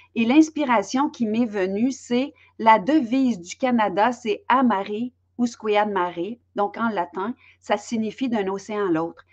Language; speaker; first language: French; native; French